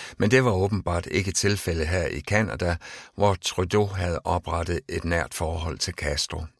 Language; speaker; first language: Danish; native; Danish